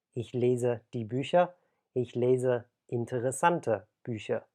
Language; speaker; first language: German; non-native, fluent; English